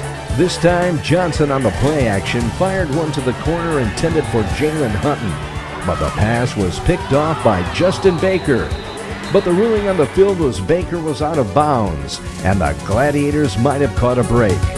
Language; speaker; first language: English; native; English